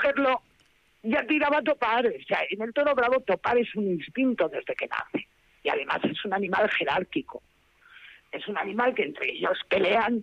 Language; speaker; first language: Spanish; native; Spanish